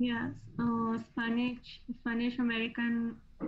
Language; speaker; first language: English; non-native, learner; Spanish